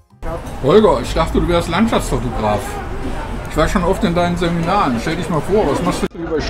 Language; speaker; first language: German; native; German